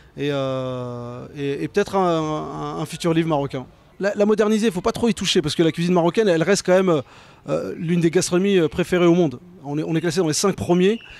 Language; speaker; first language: French; native; French